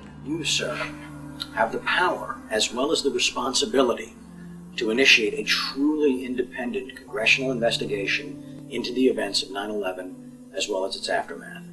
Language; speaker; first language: English; native; English